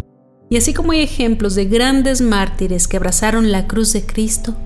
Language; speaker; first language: Spanish; native; Spanish